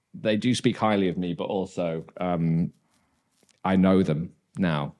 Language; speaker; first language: English; native; English